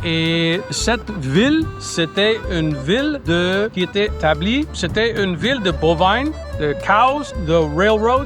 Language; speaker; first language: French; non-native, local second language; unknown